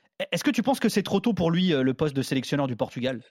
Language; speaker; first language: French; native; French